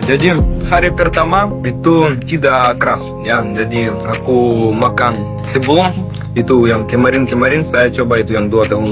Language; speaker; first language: Indonesian; non-native, learner; Japanese